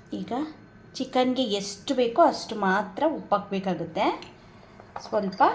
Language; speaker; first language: Kannada; native; Kannada